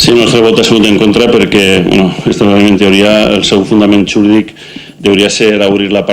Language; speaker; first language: Catalan; native; Catalan